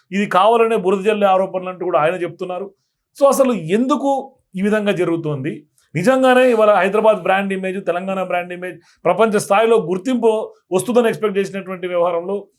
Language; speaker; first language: Telugu; native; Telugu